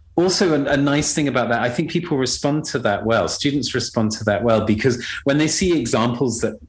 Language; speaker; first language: English; native; English